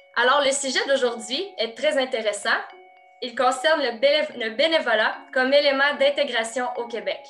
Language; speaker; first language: French; native; French